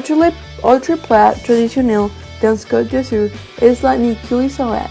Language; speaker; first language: French; non-native, learner; English